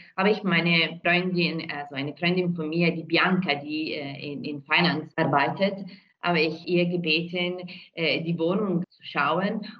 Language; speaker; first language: German; non-native, fluent; Italian